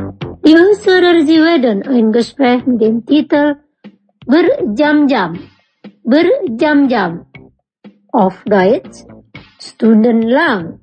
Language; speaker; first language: German; non-native, fluent; Indonesian